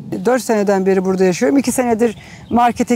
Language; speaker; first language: Turkish; native; Turkish